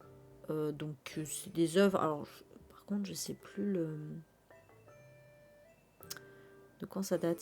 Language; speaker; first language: French; native; French